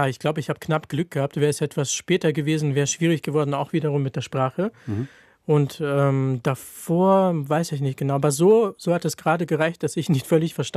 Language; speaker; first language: German; non-native, fluent; Ukrainian